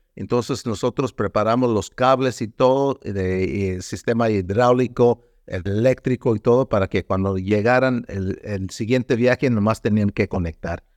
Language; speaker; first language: Spanish; early bilingual, heritage; Spanish